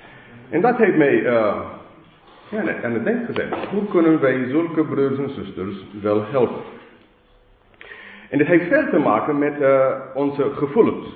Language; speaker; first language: Dutch; non-native, fluent; English